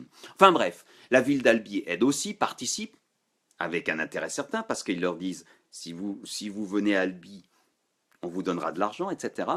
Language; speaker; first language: French; native; French